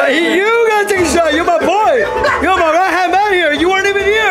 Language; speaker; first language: English; early bilingual, other home language; Spanish